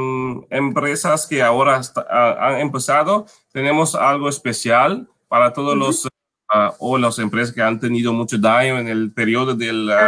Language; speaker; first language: Spanish; non-native, fluent; Papiamento